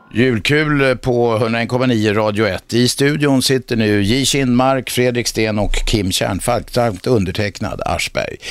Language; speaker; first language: Swedish; native; Swedish